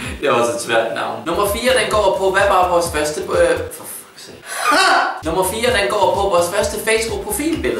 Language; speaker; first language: Danish; native; Danish